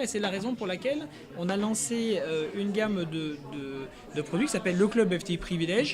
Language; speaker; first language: French; native; French